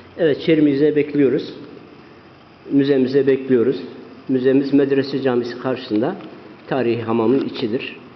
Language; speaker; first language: Turkish; non-native, local second language; Zaza